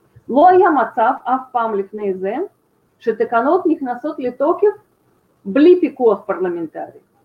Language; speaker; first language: Hebrew; non-native, fluent; Russian